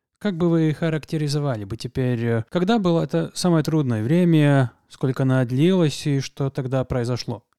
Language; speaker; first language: Russian; non-native, local second language; Latvian